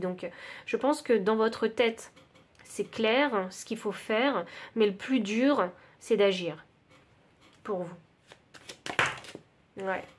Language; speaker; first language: French; native; French